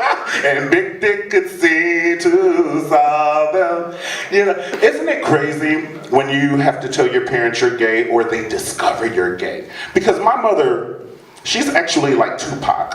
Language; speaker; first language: English; native; English